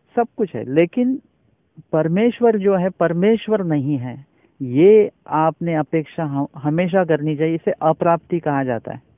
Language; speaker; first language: Hindi; non-native, local second language; Marathi